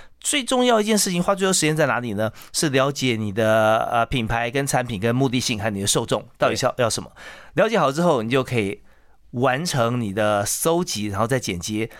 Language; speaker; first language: Chinese; native; Chinese